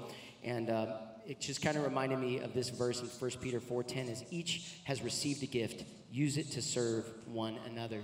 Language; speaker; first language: English; native; English